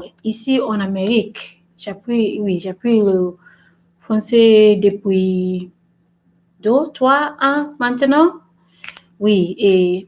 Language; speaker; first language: French; non-native, learner; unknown